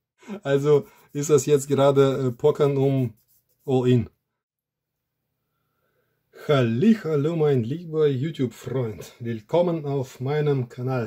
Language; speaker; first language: German; non-native, fluent; Russian